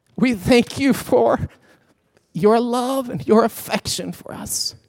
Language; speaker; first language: English; non-native, fluent; Swedish